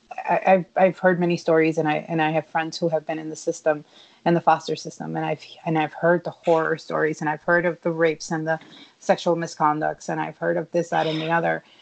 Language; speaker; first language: English; early bilingual, other home language; Spanish